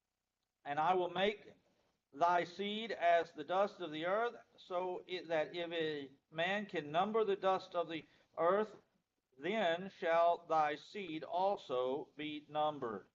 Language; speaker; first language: English; native; English